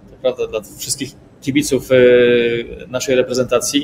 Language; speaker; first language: Polish; native; Polish